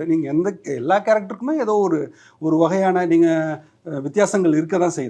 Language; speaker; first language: Tamil; native; Tamil